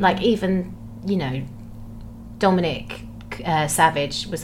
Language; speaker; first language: English; native; English